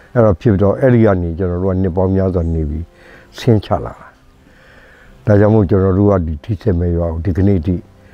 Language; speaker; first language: Burmese; non-native, local second language; S'gaw Karen